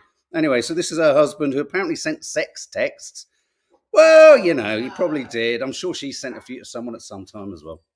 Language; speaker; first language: English; native; English